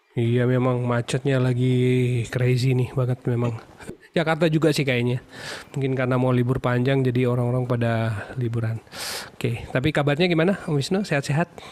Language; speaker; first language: Indonesian; native; Indonesian